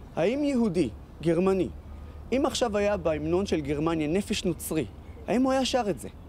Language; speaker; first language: Hebrew; non-native, local second language; Arabic